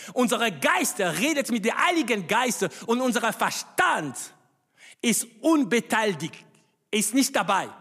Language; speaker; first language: German; non-native, fluent; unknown